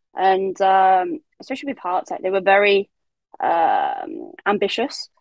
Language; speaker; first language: English; native; English